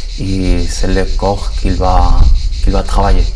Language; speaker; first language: French; non-native, learner; Spanish